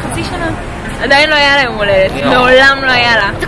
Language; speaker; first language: Hebrew; native; Hebrew